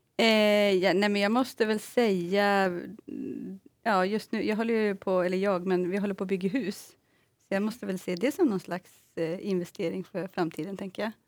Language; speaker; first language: Swedish; native; Swedish